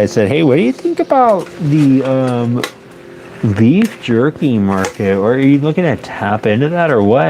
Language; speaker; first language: English; native; English